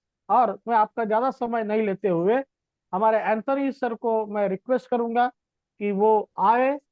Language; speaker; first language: Hindi; native; Hindi